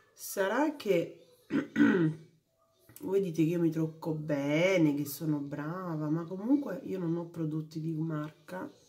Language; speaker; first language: Italian; native; Italian